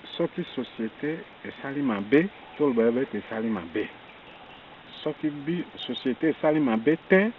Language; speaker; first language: Lingala; native; Lingala